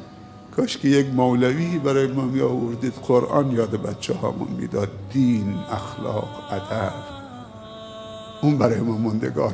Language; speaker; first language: Persian; native; Persian